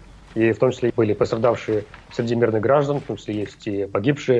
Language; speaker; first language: Russian; native; Russian